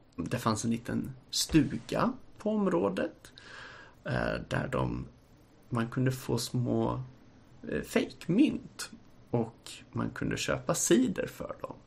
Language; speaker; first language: Swedish; native; Swedish